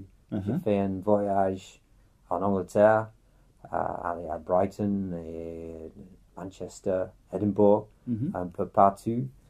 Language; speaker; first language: French; non-native, fluent; English